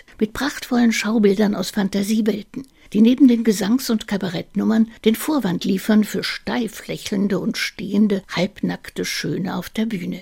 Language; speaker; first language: German; native; German